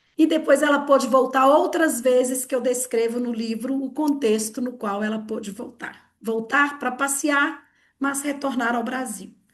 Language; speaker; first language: Portuguese; early bilingual, other home language; Italian